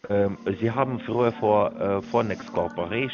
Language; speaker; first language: German; non-native, learner; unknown